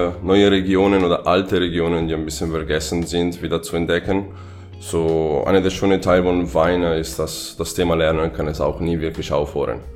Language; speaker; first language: German; non-native, fluent; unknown